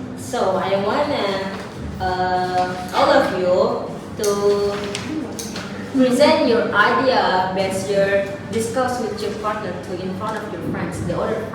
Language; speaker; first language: English; non-native, learner; Indonesian